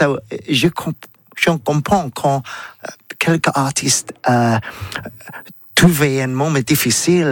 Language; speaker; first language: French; non-native, learner; English